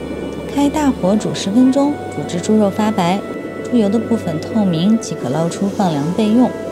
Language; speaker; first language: Chinese; native; Chinese